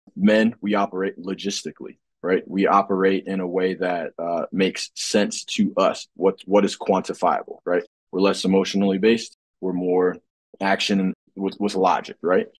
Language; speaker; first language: English; native; English